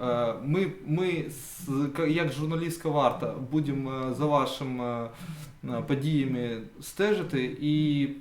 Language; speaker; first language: Ukrainian; non-native, local second language; Russian